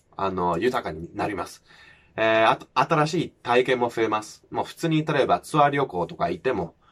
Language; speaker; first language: Japanese; non-native, fluent; English